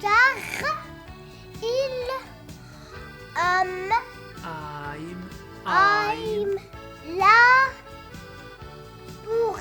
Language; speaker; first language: French; non-native, learner; Arabic